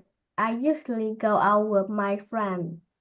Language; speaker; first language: English; non-native, learner; Vietnamese